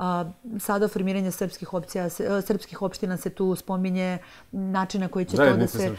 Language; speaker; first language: Serbian; native; Serbian